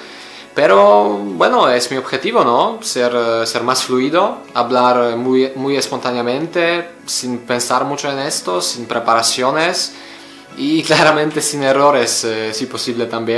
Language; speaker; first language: Spanish; non-native, learner; Polish